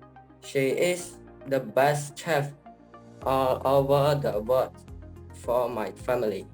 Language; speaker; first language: English; non-native, learner; Khmer